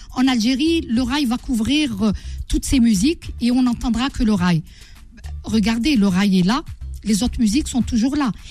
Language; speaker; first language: French; non-native, local second language; Arabic